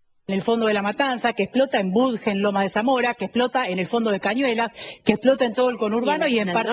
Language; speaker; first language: Spanish; native; Spanish